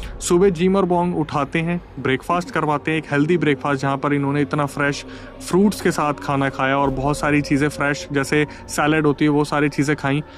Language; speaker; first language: Hindi; native; Hindi